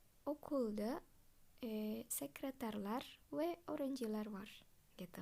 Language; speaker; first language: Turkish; non-native, fluent; Indonesian